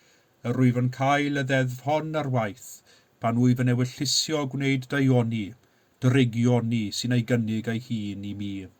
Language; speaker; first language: Welsh; native; Welsh